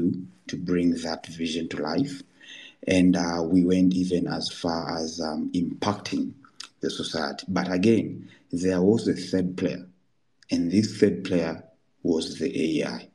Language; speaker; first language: English; non-native, local second language; Swahili